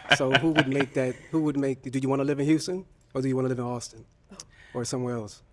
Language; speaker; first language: English; native; English